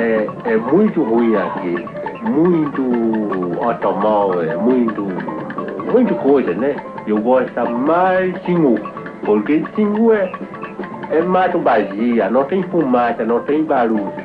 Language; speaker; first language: Portuguese; non-native, local second language; Kayapó